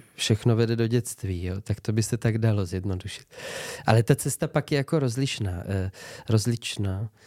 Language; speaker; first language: Czech; native; Czech